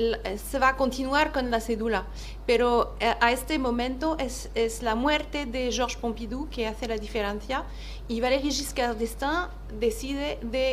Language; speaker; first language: Spanish; non-native, fluent; French